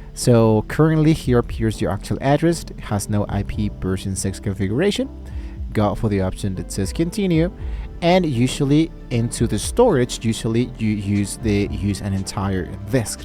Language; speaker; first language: English; non-native, fluent; Spanish